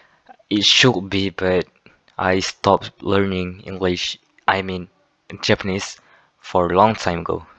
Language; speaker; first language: English; non-native, fluent; Malay